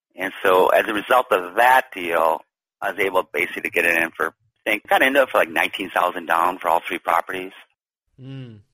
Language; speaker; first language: English; native; English